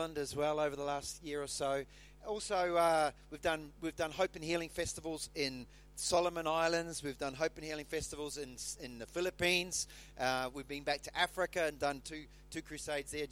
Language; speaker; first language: English; native; English